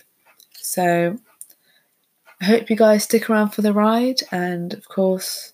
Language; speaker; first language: English; native; English